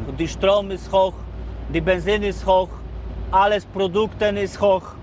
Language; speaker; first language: German; non-native, learner; Polish